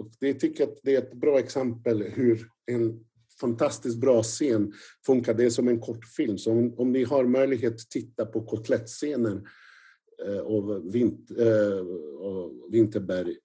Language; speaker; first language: Swedish; non-native, fluent; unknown